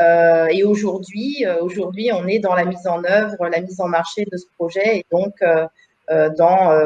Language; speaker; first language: French; native; French